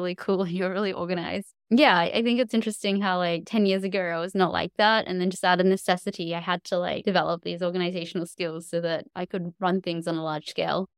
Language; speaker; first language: English; native; English